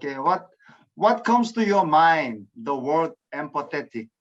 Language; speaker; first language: English; non-native, fluent; Korean